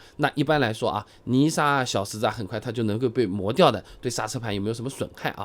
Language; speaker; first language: Chinese; native; Chinese